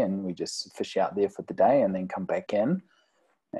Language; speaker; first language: English; native; English